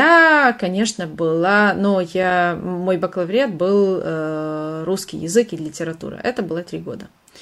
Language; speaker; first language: Russian; non-native, fluent; Hungarian